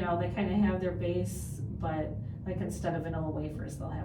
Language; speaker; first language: English; native; English